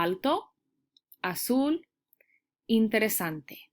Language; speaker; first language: Spanish; early bilingual, heritage; Spanish